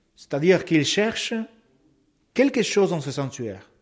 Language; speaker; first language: French; non-native, fluent; Spanish